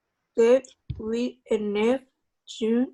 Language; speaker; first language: French; non-native, learner; Spanish